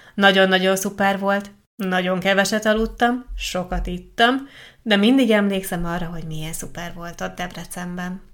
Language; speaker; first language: Hungarian; non-native, fluent; Italian